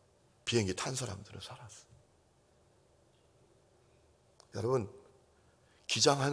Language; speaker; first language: Korean; native; Korean